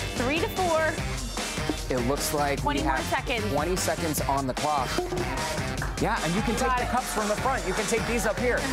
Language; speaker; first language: English; native; English